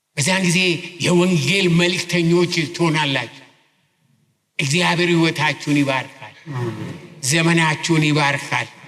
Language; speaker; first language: Amharic; non-native, local second language; Oromo